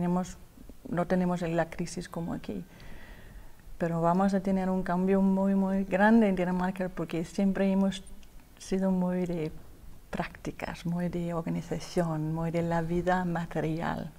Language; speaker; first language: Spanish; non-native, learner; Danish